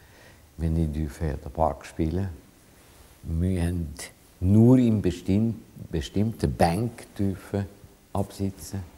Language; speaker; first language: German; non-native, fluent; Hungarian